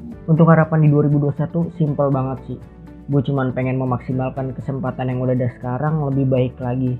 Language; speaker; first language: Indonesian; native; Indonesian